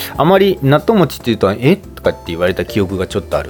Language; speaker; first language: Japanese; native; Japanese